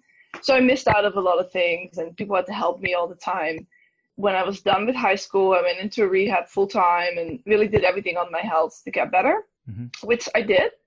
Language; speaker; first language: English; non-native, fluent; Dutch